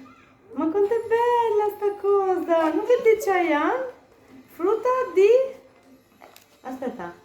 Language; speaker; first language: Italian; non-native, fluent; Albanian